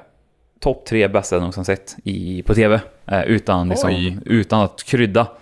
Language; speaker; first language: Swedish; native; Swedish